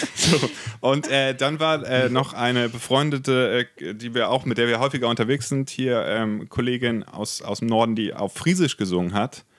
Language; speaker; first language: German; native; German